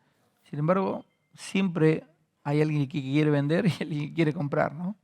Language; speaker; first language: Spanish; native; Spanish